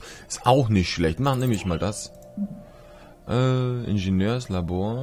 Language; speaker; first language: German; native; German